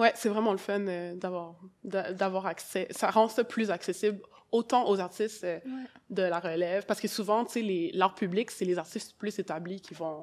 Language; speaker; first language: French; native; French